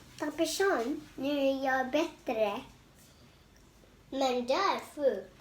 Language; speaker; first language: Swedish; early bilingual, other home language; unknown